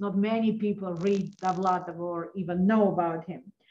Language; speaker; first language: English; early bilingual, other home language; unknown